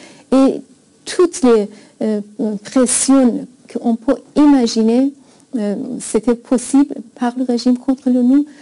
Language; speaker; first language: French; non-native, fluent; Persian